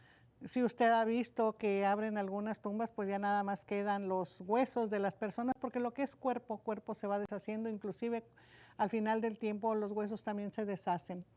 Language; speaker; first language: Spanish; native; Spanish